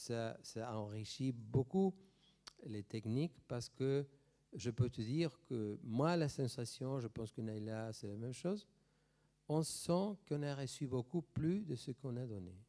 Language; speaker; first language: French; non-native, fluent; Spanish